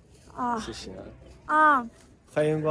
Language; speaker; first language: Chinese; non-native, local second language; Uyghur